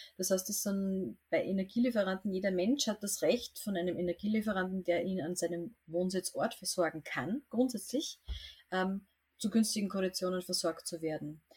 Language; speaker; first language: German; native; German